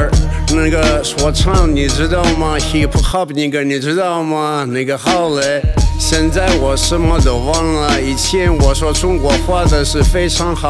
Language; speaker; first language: Chinese; non-native, learner; Russian